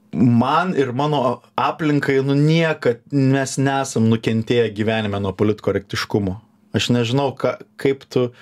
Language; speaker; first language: Lithuanian; native; Lithuanian